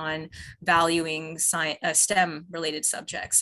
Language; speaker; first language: English; native; English